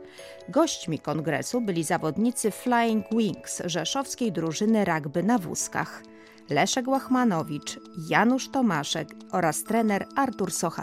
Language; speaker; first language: Polish; native; Polish